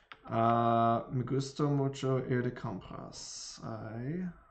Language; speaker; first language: Spanish; non-native, learner; English